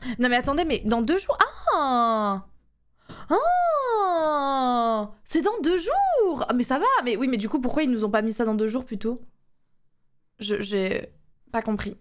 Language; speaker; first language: French; native; French